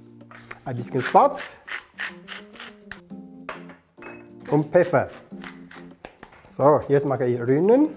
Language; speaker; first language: German; non-native, learner; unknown